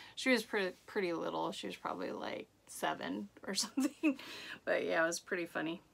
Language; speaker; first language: English; native; English